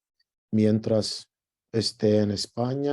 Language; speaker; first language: Spanish; non-native, learner; Greek